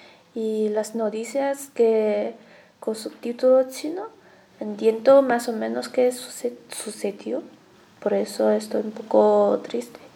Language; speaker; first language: Spanish; non-native, learner; Chinese